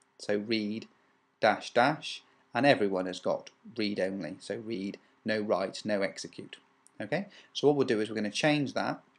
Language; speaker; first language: English; native; English